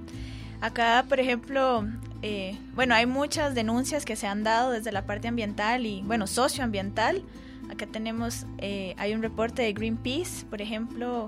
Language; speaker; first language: Spanish; native; Spanish